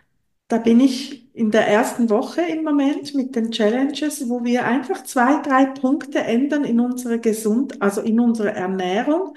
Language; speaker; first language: German; non-native, local second language; French